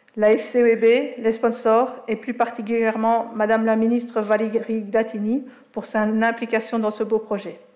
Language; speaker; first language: French; native; French